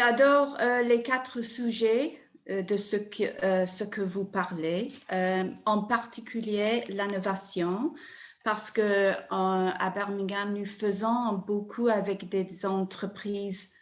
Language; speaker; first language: French; non-native, learner; English